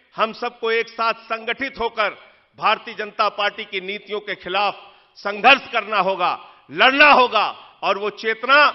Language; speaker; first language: Hindi; native; Hindi